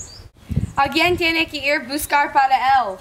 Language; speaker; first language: Spanish; non-native, learner; English